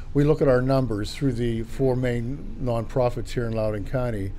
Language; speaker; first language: English; native; English